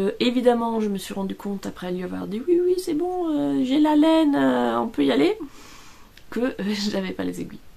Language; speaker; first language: French; non-native, fluent; Italian